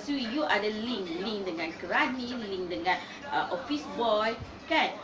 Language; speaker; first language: Malay; native; Malay